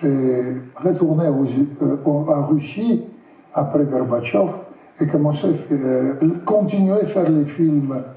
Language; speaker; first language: French; non-native, learner; Russian